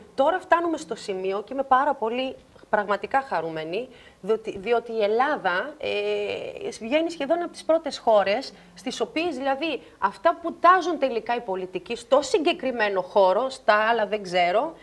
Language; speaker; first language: Greek; non-native, fluent; German